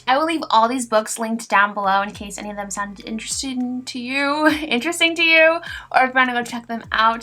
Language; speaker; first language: English; native; English